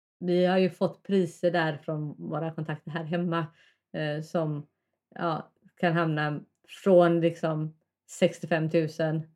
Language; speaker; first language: Swedish; native; Swedish